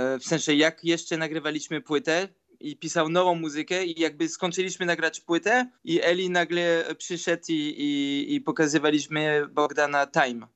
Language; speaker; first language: Polish; early bilingual, heritage; Polish